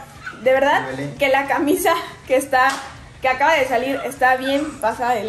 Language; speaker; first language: Spanish; native; Spanish